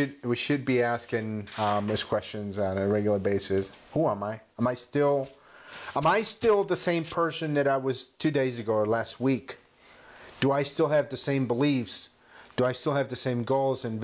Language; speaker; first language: English; non-native, fluent; Spanish